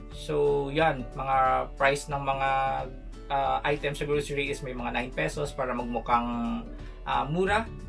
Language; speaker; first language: Filipino; non-native, local second language; Hiligaynon